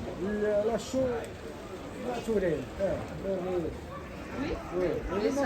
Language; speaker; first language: French; non-native, learner; Arabic